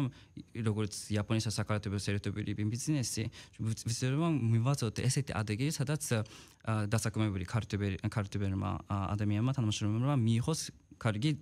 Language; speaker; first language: Georgian; non-native, fluent; Japanese